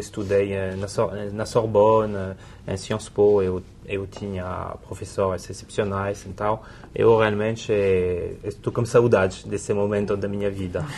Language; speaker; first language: Portuguese; non-native, fluent; French